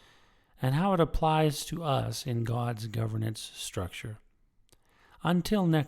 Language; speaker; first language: English; native; English